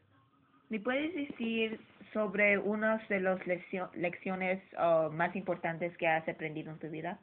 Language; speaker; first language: Spanish; early bilingual, heritage; English